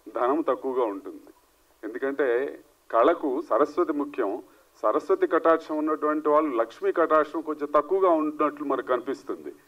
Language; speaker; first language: Telugu; native; Telugu